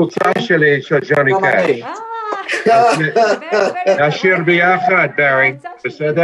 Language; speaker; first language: Hebrew; non-native, fluent; English